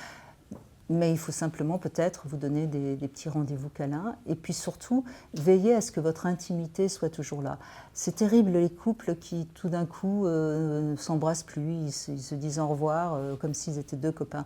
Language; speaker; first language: French; native; French